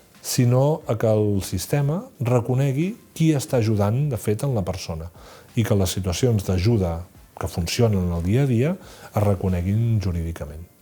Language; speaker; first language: Catalan; native; Catalan